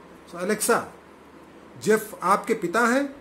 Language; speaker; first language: Hindi; native; Hindi